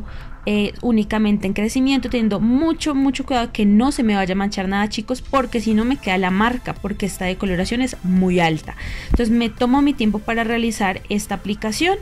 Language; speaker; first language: Spanish; native; Spanish